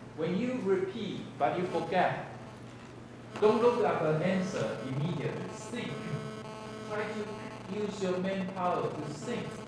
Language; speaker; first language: English; non-native, fluent; Chinese